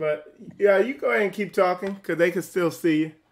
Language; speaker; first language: English; native; English